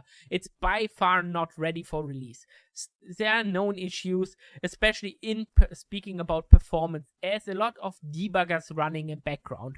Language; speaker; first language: English; non-native, fluent; German